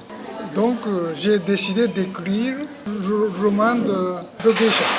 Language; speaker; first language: French; non-native, learner; Japanese